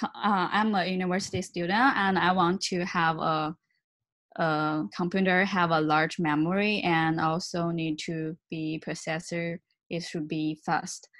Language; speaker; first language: English; non-native, learner; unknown